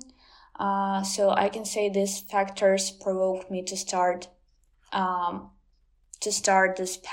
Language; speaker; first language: English; non-native, fluent; Ukrainian